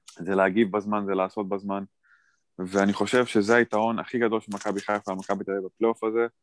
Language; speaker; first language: Hebrew; native; Hebrew